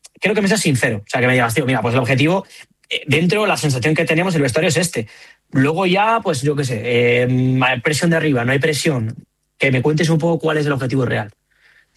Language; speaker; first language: Spanish; native; Spanish